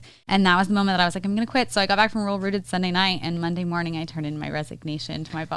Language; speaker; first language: English; native; English